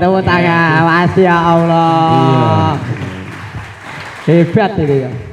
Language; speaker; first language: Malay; non-native, local second language; Javanese